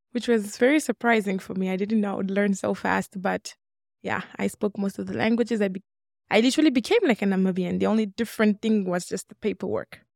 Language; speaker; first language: English; non-native, local second language; Swahili